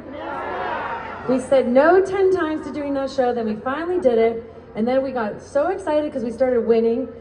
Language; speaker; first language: English; native; English